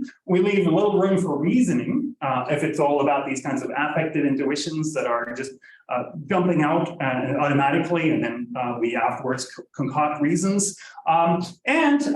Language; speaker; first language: English; non-native, fluent; Norwegian